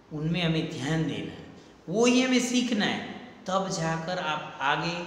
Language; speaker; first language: Hindi; non-native, local second language; Gujarati